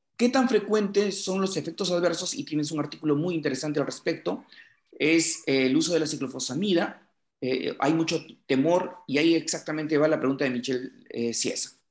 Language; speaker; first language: Spanish; native; Spanish